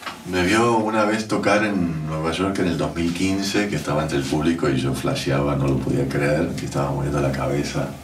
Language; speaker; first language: Spanish; early bilingual, heritage; Spanish